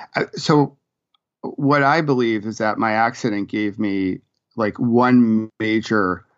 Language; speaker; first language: English; native; English